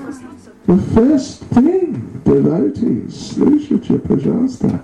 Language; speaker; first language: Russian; non-native, learner; English